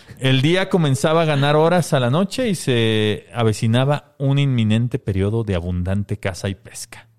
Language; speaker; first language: Spanish; native; Spanish